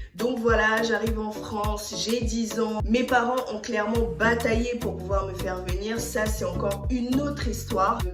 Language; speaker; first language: French; early bilingual, other home language; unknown